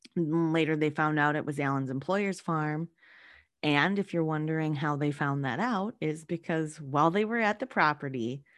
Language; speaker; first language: English; native; English